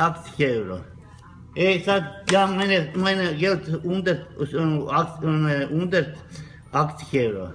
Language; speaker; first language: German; non-native, learner; Bosnian